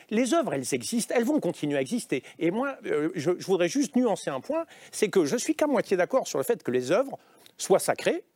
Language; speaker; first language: French; native; French